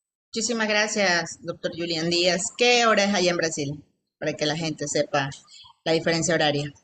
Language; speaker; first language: Spanish; native; Spanish